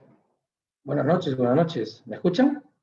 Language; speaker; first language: Spanish; native; Spanish